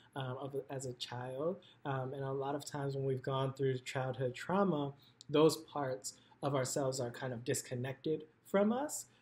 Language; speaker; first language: English; native; English